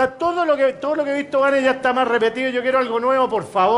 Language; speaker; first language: Spanish; native; Spanish